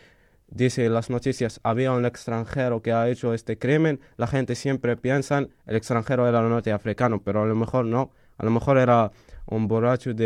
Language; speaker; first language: Spanish; non-native, fluent; Arabic